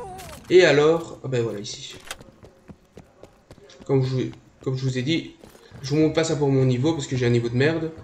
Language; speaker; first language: French; native; French